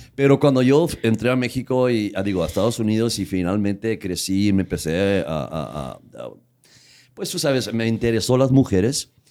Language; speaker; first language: Spanish; native; Spanish